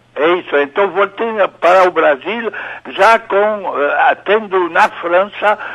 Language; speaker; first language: Portuguese; non-native, fluent; French